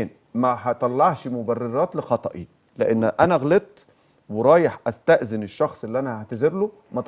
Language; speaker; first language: Arabic; native; Arabic